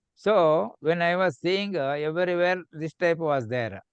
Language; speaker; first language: English; non-native, local second language; Kannada